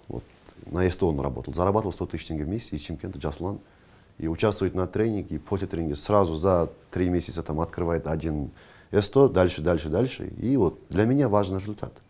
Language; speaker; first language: Russian; non-native, local second language; Kazakh